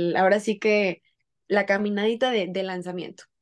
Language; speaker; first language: Spanish; native; Spanish